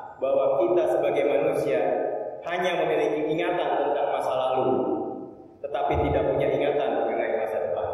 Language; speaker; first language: Indonesian; native; Indonesian